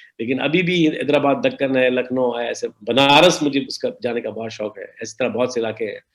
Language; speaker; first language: Urdu; non-native, local second language; Sindhi